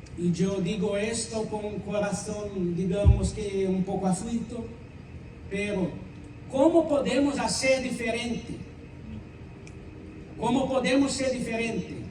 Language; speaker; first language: Spanish; non-native, fluent; Portuguese